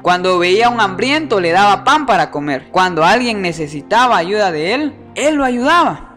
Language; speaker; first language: Spanish; native; Spanish